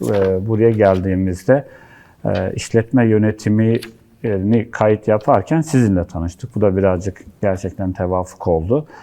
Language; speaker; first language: Turkish; native; Turkish